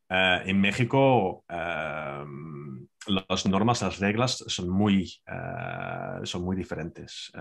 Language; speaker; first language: Spanish; non-native, fluent; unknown